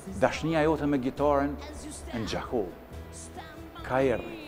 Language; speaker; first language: Albanian; native; Albanian